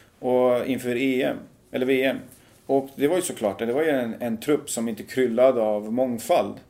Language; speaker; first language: Swedish; early bilingual, other home language; Persian